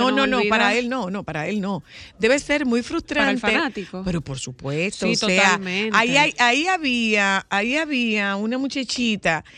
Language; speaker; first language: Spanish; native; Spanish